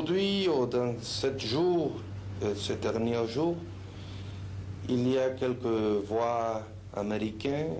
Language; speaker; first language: French; non-native, fluent; Spanish